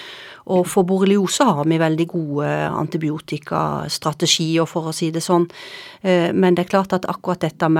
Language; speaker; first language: Norwegian; native; Norwegian